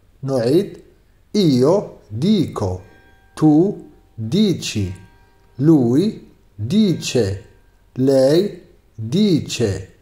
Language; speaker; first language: Italian; non-native, fluent; Arabic